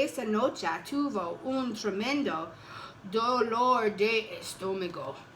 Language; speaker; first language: Spanish; non-native, learner; English